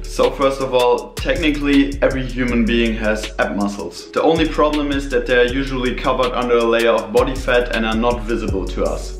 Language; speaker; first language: English; non-native, fluent; German